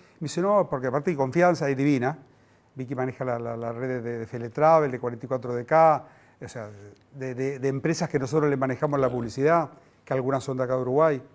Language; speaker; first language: Spanish; native; Spanish